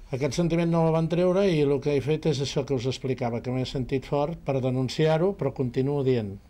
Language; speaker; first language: Catalan; native; Catalan